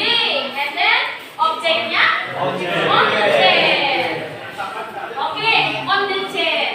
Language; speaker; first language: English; non-native, learner; Indonesian